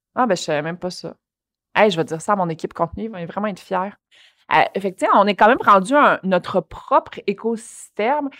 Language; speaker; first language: French; native; French